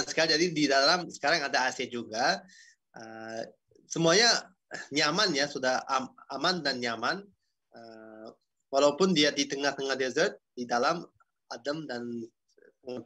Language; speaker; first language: Indonesian; non-native, fluent; Uzbek